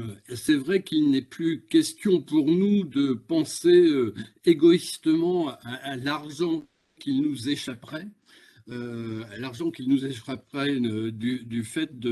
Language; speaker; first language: French; native; French